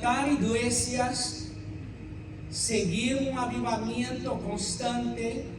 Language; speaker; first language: Spanish; non-native, fluent; Portuguese